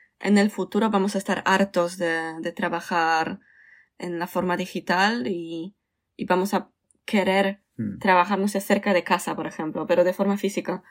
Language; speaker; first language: Spanish; non-native, fluent; Polish